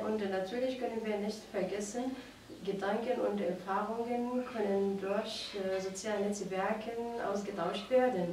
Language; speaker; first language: German; non-native, fluent; Arabic